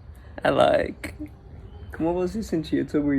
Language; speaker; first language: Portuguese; non-native, learner; English